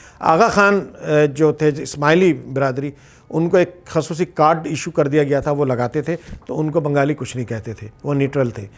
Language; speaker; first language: Urdu; native; Urdu